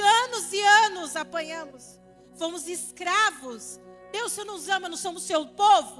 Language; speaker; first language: Portuguese; native; Portuguese